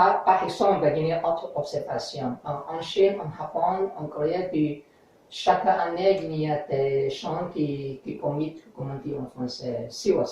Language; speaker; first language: French; non-native, learner; English